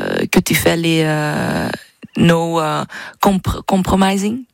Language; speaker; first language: French; non-native, learner; English